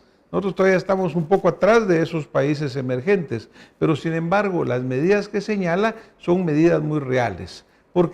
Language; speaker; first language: Spanish; native; Spanish